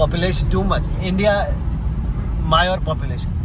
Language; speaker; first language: English; non-native, learner; Hindi